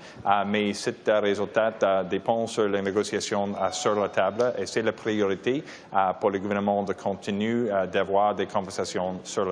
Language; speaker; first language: French; non-native, learner; English